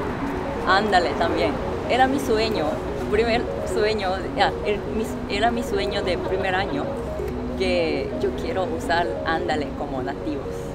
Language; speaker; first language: Spanish; non-native, fluent; Japanese